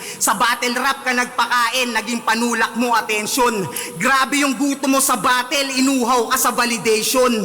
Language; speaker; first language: Filipino; native; Filipino